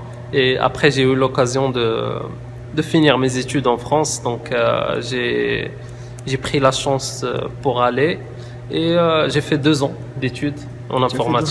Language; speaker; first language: French; non-native, local second language; Arabic